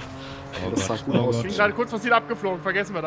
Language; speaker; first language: German; native; German